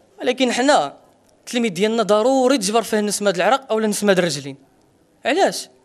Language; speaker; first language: Arabic; non-native, local second language; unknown